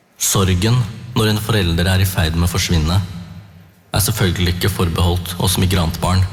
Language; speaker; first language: Norwegian; early bilingual, other home language; Tamil